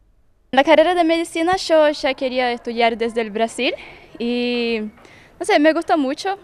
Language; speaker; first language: Spanish; non-native, learner; Portuguese